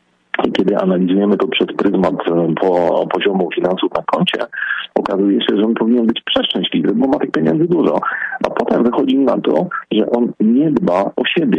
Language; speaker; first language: Polish; native; Polish